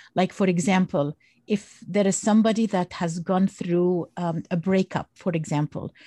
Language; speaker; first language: English; non-native, fluent; Arabic